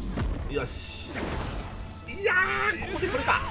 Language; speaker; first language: Japanese; native; Japanese